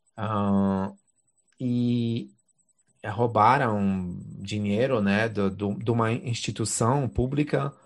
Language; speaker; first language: Portuguese; non-native, fluent; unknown